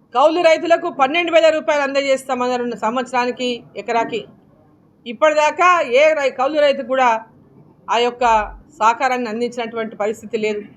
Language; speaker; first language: Telugu; native; Telugu